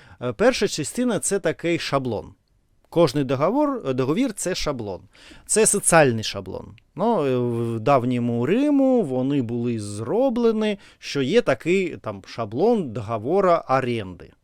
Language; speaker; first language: Ukrainian; non-native, learner; Russian